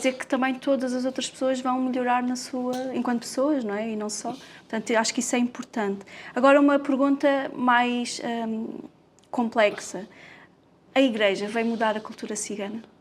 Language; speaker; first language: Portuguese; native; Portuguese